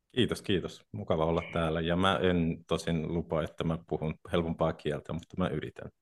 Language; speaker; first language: Finnish; non-native, fluent; Russian